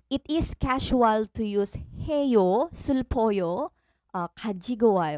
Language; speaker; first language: Korean; non-native, fluent; Filipino